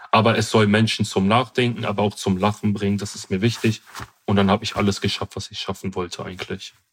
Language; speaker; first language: German; early bilingual, other home language; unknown